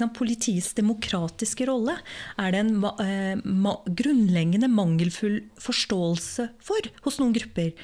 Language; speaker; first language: Norwegian; early bilingual, other home language; Urdu